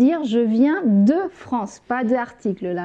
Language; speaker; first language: French; native; French